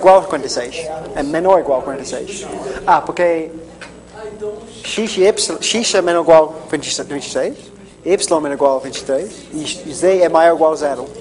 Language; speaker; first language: Portuguese; non-native, fluent; English